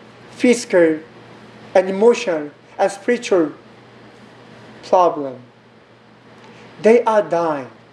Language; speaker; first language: English; non-native, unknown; Korean